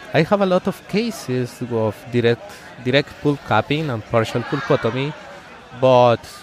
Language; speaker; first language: English; non-native, fluent; Spanish